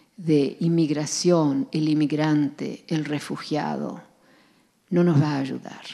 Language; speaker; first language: Spanish; non-native, fluent; Dutch